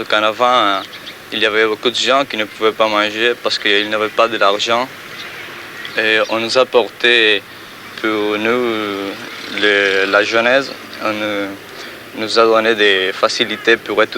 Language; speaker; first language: French; non-native, learner; Spanish